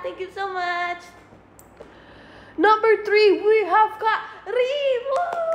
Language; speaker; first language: English; native; English